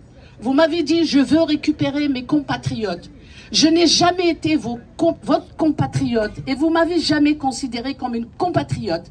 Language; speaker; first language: French; non-native, local second language; Kabyle